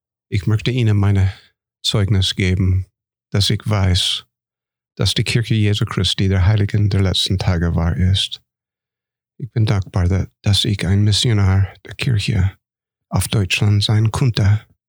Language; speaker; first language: German; non-native, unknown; English